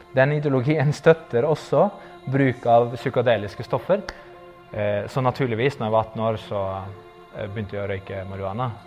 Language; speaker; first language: Norwegian; early bilingual, other home language; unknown